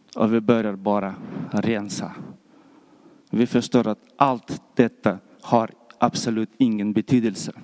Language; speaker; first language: Swedish; non-native, fluent; Russian